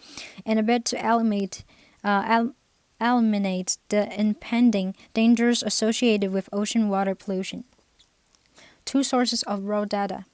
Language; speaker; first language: English; non-native, fluent; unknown